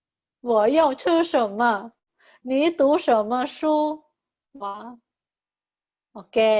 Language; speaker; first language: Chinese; non-native, fluent; Indonesian